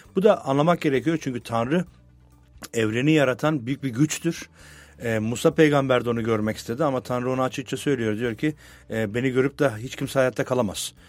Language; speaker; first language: Turkish; native; Turkish